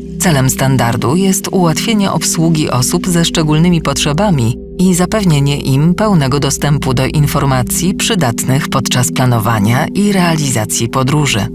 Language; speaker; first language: Polish; native; Polish